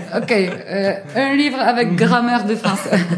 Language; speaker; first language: French; non-native, learner; Polish